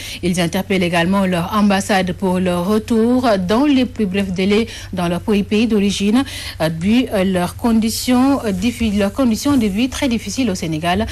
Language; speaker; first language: French; non-native, local second language; Wolof